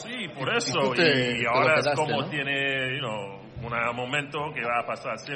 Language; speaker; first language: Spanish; non-native, learner; English